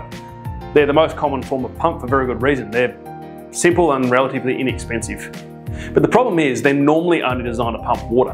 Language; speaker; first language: English; native; English